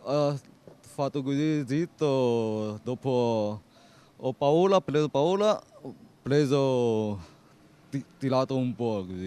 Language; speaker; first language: Italian; non-native, learner; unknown